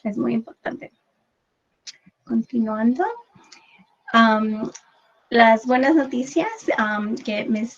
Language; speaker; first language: Spanish; early bilingual, heritage; English